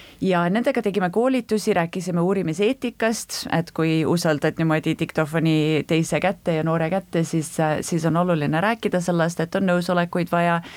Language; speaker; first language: Estonian; early bilingual, heritage; Estonian